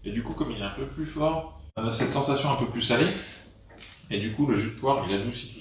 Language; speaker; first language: French; native; French